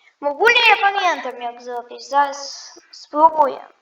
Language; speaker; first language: Polish; non-native, learner; Ukrainian